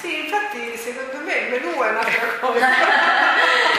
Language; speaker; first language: Italian; native; Italian